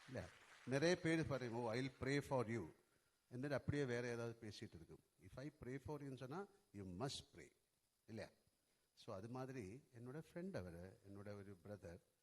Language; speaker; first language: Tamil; non-native, learner; Malayalam